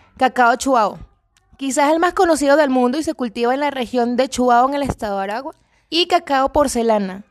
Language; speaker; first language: Spanish; native; Spanish